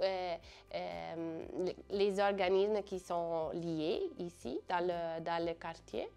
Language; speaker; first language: French; non-native, fluent; Italian